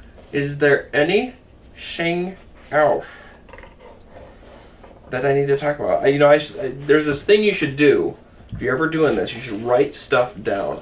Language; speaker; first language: English; native; English